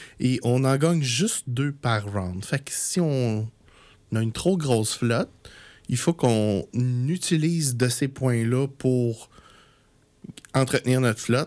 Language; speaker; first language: French; native; French